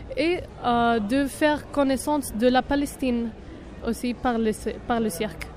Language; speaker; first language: French; non-native, fluent; Arabic